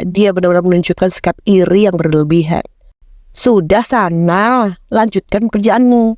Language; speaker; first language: Indonesian; native; Indonesian